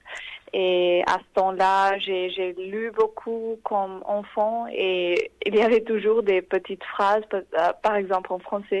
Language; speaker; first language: French; non-native, fluent; English